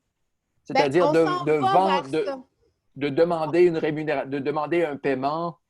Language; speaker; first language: French; native; French